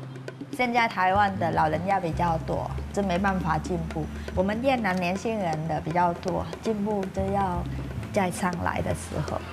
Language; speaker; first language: Chinese; non-native, fluent; Vietnamese